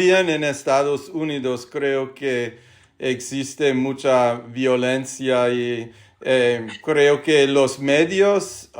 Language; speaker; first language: Spanish; non-native, learner; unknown